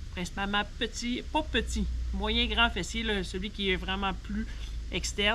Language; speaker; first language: French; native; French